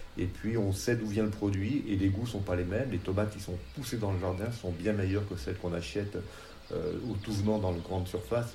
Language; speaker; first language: French; native; French